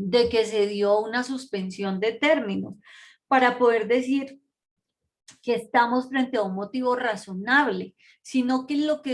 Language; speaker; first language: Spanish; native; Spanish